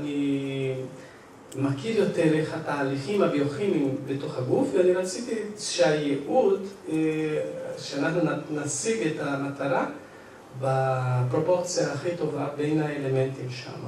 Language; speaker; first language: Hebrew; non-native, fluent; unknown